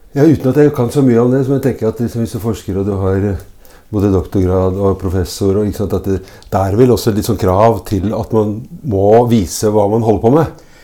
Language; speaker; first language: Norwegian; native; Norwegian